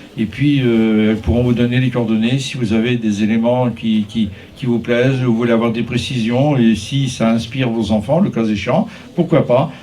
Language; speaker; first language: French; native; French